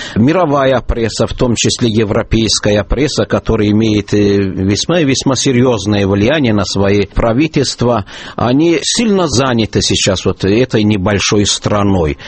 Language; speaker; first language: Russian; non-native, local second language; Azerbaijani